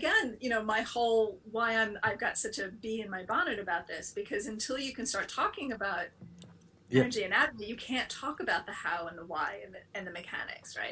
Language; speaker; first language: English; native; English